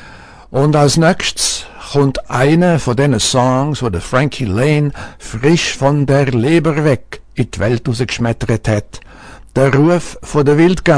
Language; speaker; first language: German; native; German